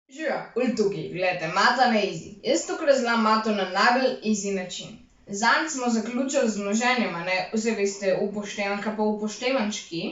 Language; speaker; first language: Slovenian; native; Slovenian